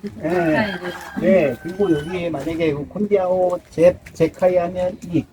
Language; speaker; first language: Korean; native; Korean